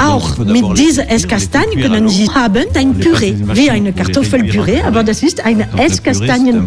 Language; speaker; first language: German; non-native, fluent; French